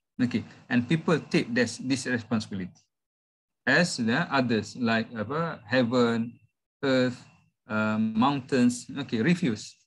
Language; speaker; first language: English; non-native, local second language; Malay